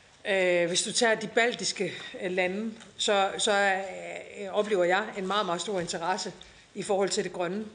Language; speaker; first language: Danish; native; Danish